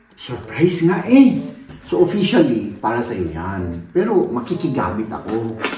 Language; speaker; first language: Filipino; native; Filipino